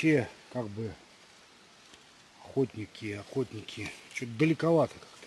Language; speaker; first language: Russian; native; Russian